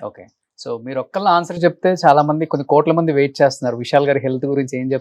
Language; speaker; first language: Telugu; native; Telugu